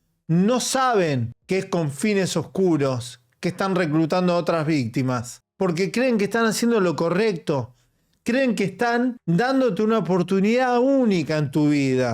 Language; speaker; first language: Spanish; native; Spanish